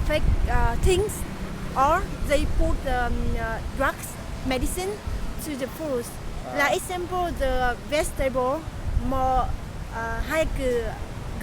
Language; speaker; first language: English; non-native, learner; Vietnamese